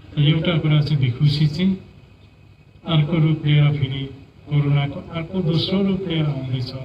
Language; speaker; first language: Nepali; non-native, local second language; Limbu